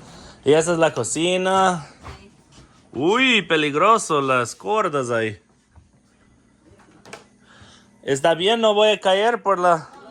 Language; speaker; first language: Spanish; non-native, learner; English